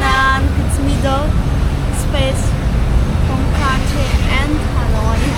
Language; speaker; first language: English; non-native, learner; Russian